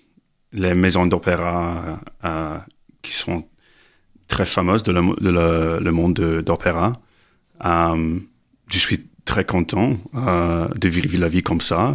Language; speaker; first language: French; non-native, learner; English